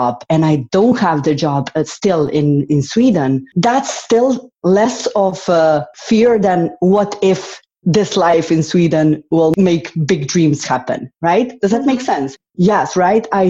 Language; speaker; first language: English; non-native, fluent; Slovenian